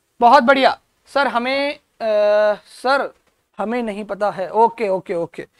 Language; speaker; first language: Hindi; native; Hindi